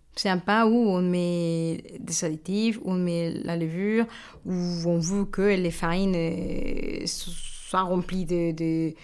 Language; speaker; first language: French; non-native, fluent; Spanish